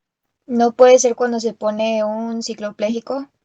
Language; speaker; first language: Spanish; native; Spanish